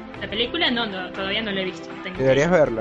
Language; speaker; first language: Spanish; native; Spanish